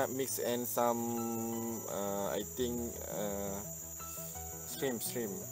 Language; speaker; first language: English; non-native, learner; Malay